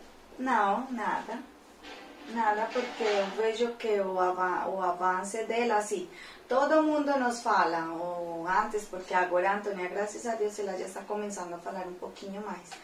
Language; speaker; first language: Portuguese; non-native, fluent; Spanish